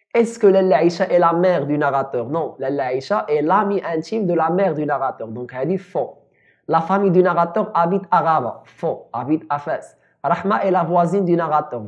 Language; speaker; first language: French; non-native, local second language; Arabic